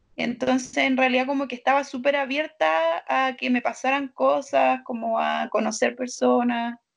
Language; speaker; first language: Spanish; native; Spanish